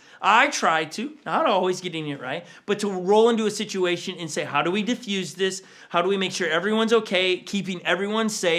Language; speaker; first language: English; native; English